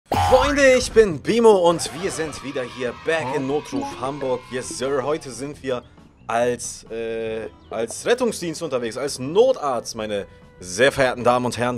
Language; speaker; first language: German; native; German